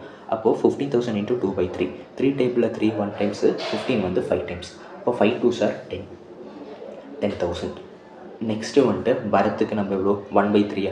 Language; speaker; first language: Tamil; native; Tamil